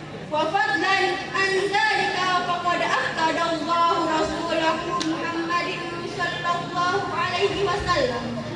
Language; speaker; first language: Arabic; non-native, learner; Indonesian